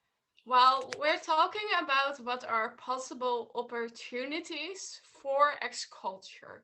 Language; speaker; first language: English; non-native, fluent; Dutch